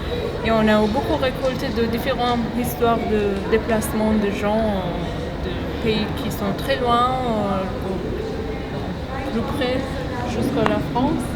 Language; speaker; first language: French; non-native, fluent; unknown